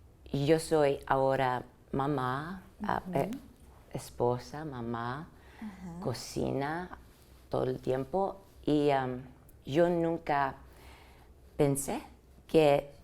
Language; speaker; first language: Spanish; early bilingual, heritage; English